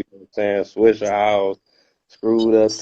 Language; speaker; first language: English; native; English